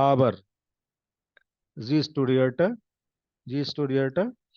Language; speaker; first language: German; non-native, fluent; Hindi